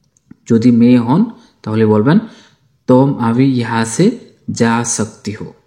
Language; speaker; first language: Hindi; non-native, fluent; Bangla